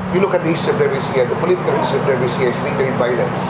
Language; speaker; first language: English; non-native, local second language; Filipino